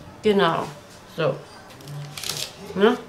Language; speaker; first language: German; non-native, learner; Turkish